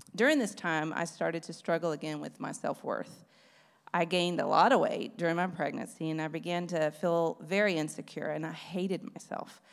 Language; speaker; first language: English; native; English